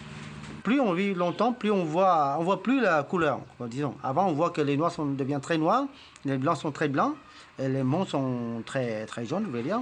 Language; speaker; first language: French; non-native, fluent; Hmong